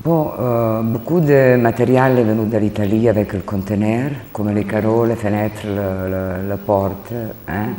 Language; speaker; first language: French; non-native, learner; Italian